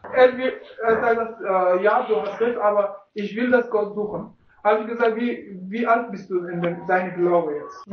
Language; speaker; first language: German; non-native, learner; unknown